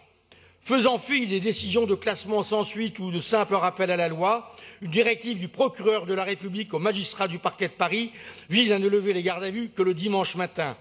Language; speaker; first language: French; native; French